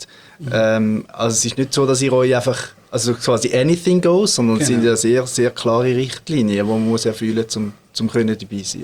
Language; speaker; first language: German; native; German